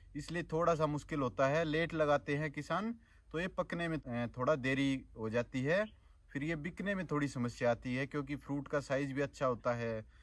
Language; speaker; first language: Hindi; native; Hindi